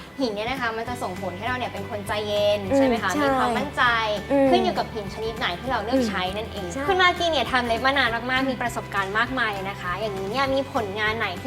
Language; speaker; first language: Thai; native; Thai